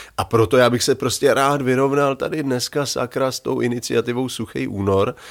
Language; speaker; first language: Czech; native; Czech